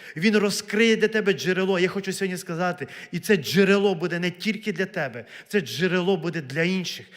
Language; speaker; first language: Ukrainian; native; Ukrainian